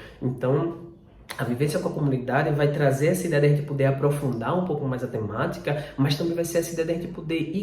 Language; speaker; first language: Portuguese; native; Portuguese